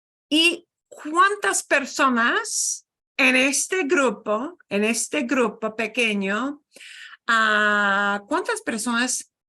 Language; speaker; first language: Spanish; non-native, fluent; English